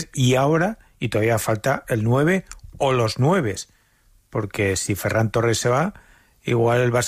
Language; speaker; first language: Spanish; native; Spanish